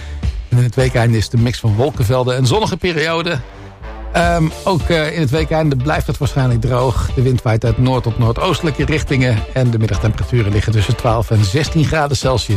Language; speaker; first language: Dutch; native; Dutch